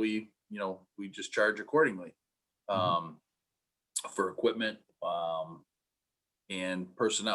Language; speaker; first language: English; native; English